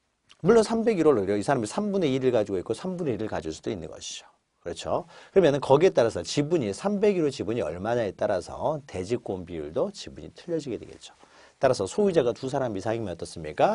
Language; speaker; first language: Korean; native; Korean